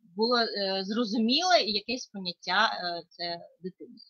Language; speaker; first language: Ukrainian; non-native, local second language; Russian